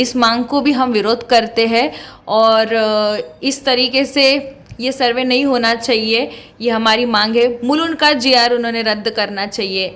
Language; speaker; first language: Hindi; non-native, local second language; Marathi